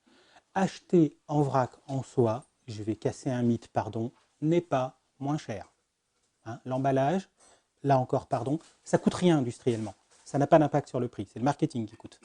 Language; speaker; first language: French; native; French